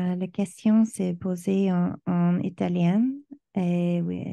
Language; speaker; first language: French; non-native, learner; English